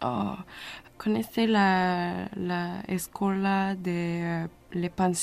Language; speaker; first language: Spanish; non-native, learner; French